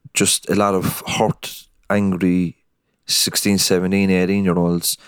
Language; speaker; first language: English; native; English